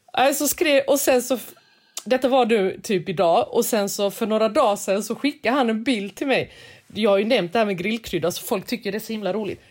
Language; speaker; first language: Swedish; early bilingual, other home language; Korean